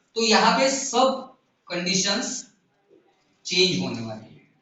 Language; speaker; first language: Hindi; non-native, local second language; Marathi